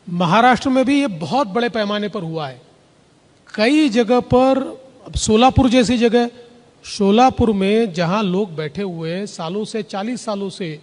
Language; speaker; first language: Hindi; non-native, local second language; Marathi